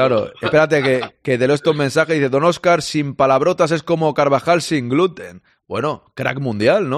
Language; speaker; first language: Spanish; native; Spanish